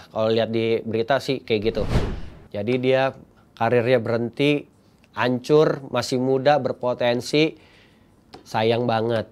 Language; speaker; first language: Indonesian; native; Indonesian